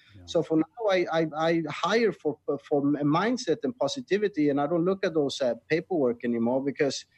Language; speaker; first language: English; non-native, fluent; Swedish